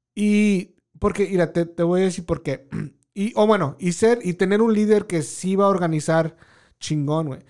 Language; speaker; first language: Spanish; early bilingual, heritage; Spanish